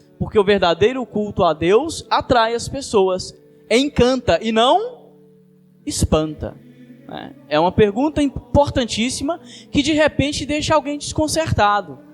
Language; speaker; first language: Portuguese; native; Portuguese